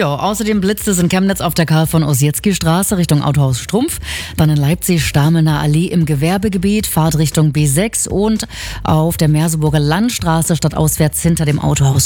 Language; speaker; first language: German; native; German